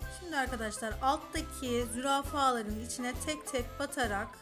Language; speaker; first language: Turkish; native; Turkish